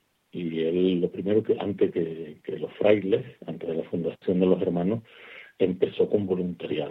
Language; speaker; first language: Spanish; native; Spanish